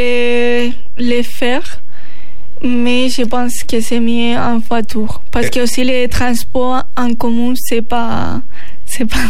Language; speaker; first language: French; non-native, learner; Spanish